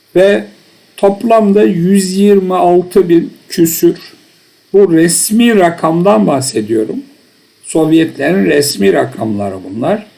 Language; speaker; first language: Turkish; early bilingual, heritage; Turkish